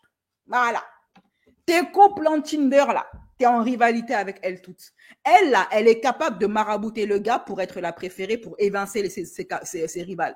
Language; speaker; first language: French; native; French